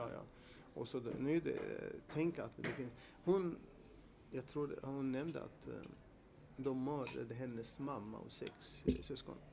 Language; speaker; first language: Swedish; non-native, fluent; Arabic